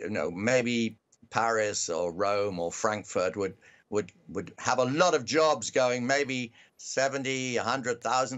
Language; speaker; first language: English; native; English